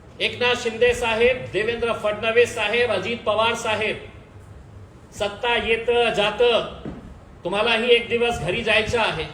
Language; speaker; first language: Marathi; non-native, local second language; Urdu